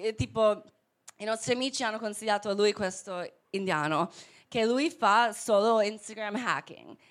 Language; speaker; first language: Italian; native; Italian